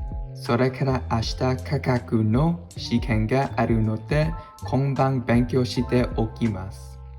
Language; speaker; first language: Japanese; non-native, learner; English